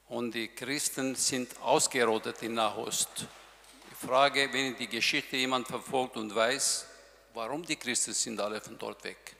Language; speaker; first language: German; non-native, learner; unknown